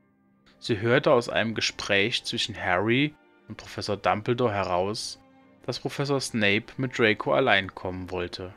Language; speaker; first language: German; native; German